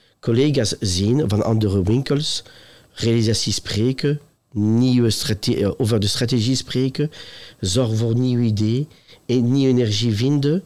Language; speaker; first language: Dutch; non-native, local second language; French